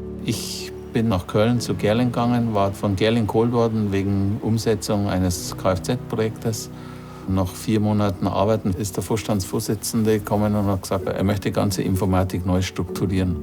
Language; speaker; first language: German; native; German